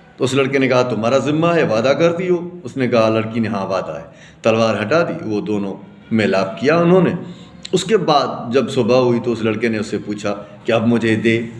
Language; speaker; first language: Urdu; non-native, local second language; Sindhi